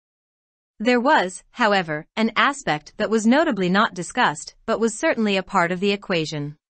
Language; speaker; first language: English; non-native, local second language; Urdu